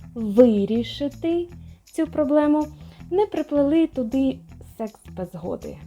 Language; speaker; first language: Ukrainian; non-native, local second language; Russian